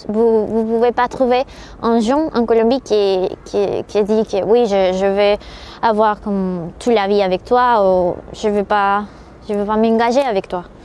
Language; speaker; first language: French; non-native, learner; Spanish